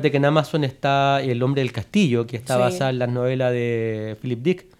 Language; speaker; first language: Spanish; native; Spanish